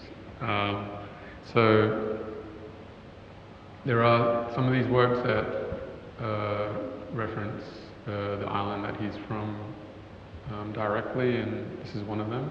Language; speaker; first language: English; native; English